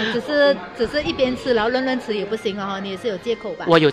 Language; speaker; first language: Chinese; native; Chinese